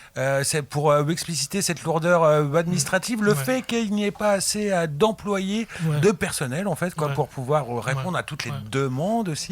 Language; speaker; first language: French; native; French